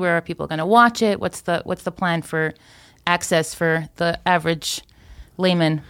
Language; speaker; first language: English; native; English